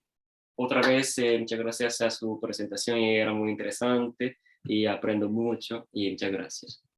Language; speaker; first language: Spanish; non-native, learner; Japanese